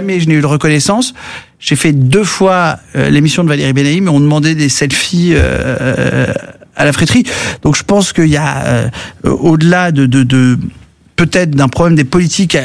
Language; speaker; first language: French; native; French